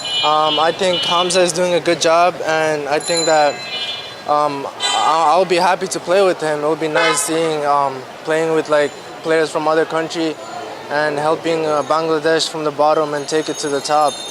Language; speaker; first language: English; early bilingual, other home language; Bangla